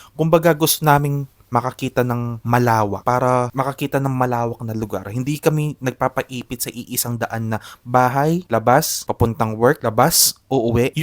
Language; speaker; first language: Filipino; non-native, local second language; Pampanga